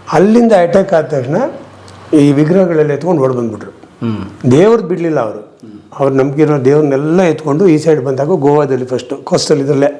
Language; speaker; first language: Kannada; non-native, local second language; Konkani